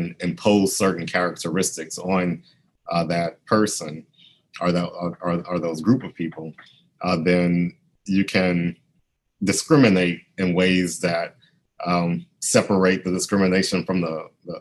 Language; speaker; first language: English; native; English